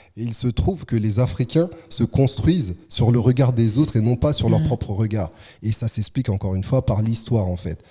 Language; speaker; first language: French; early bilingual, other home language; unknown